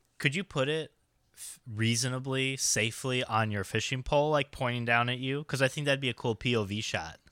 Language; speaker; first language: English; native; English